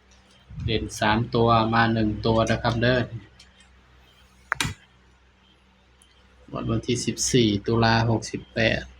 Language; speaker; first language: Thai; non-native, local second language; Lao